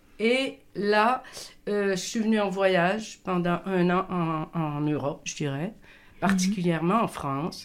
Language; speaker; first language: French; native; French